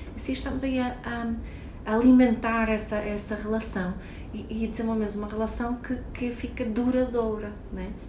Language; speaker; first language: Portuguese; non-native, fluent; Swedish